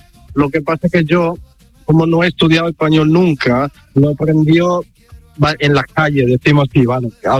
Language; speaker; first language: Spanish; non-native, fluent; Italian